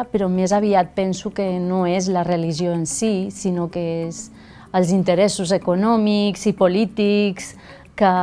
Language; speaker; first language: Catalan; early bilingual, other home language; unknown